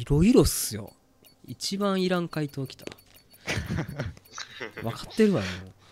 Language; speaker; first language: Japanese; native; Japanese